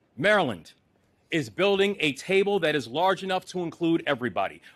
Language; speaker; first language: English; native; English